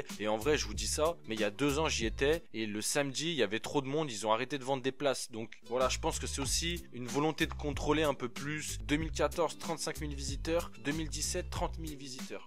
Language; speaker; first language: French; native; French